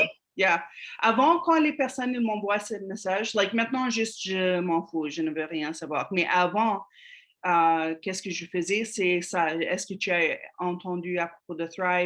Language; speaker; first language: French; non-native, fluent; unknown